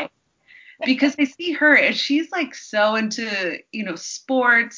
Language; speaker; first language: English; native; English